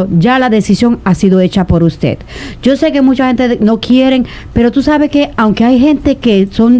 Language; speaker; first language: Spanish; native; Spanish